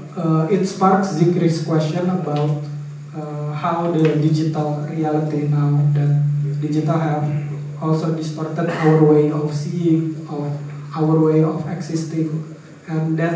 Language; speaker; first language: English; non-native, fluent; Indonesian